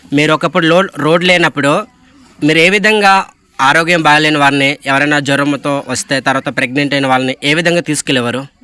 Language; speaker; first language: Telugu; non-native, local second language; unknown